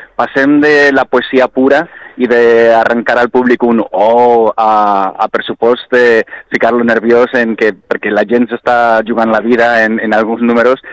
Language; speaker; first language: Catalan; native; Catalan